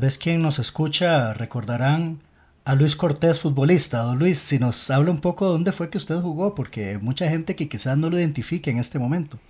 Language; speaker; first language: Spanish; native; Spanish